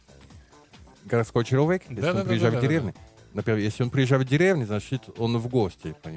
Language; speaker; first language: Russian; non-native, learner; French